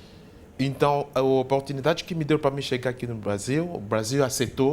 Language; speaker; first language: Portuguese; non-native, fluent; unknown